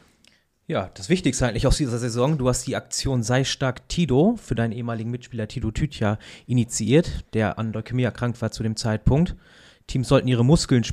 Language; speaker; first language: German; native; German